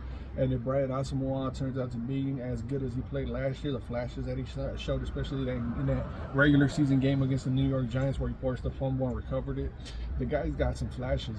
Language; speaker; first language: English; native; English